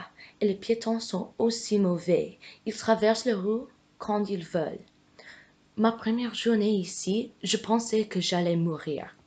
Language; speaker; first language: French; non-native, fluent; English